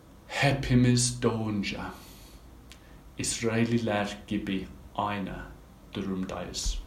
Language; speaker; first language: Turkish; non-native, fluent; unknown